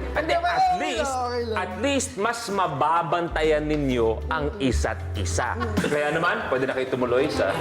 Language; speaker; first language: Filipino; native; Filipino